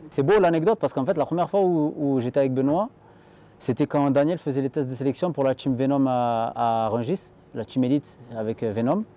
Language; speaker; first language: French; native; French